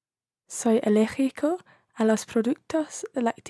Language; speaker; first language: Spanish; non-native, learner; English